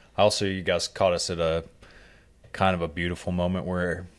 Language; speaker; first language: English; native; English